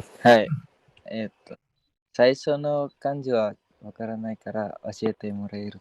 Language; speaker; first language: Japanese; non-native, learner; Indonesian